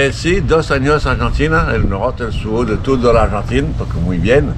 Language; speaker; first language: Spanish; non-native, learner; French